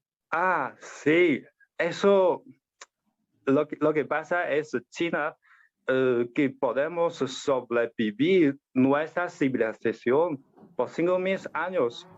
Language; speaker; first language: Spanish; non-native, learner; Chinese